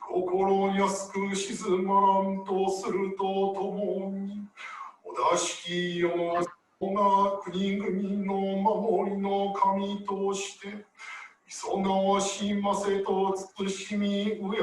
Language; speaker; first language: Japanese; native; Japanese